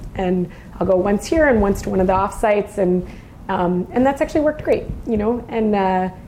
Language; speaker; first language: English; native; English